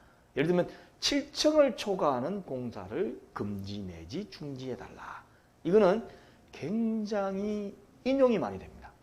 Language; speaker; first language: Korean; native; Korean